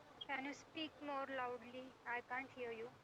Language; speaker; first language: English; non-native, learner; Marathi